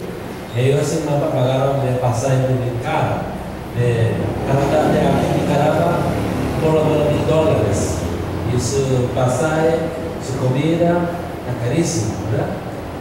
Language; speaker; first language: Spanish; non-native, learner; Korean